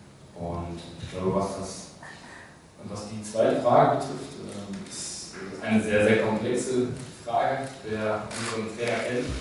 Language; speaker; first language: German; native; German